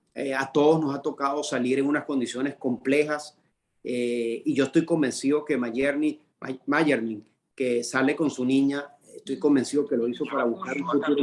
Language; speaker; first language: Spanish; native; Spanish